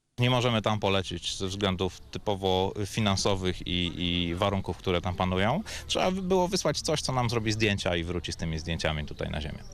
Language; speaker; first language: Polish; native; Polish